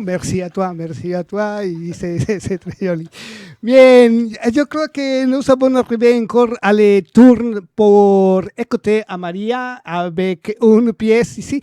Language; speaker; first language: French; non-native, learner; Spanish